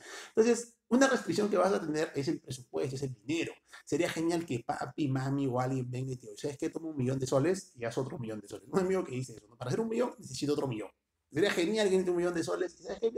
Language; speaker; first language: Spanish; native; Spanish